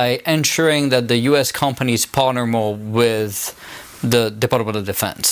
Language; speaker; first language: English; non-native, fluent; French